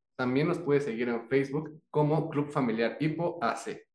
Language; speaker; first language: Spanish; native; Spanish